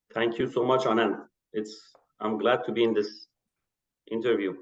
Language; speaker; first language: English; non-native, fluent; Persian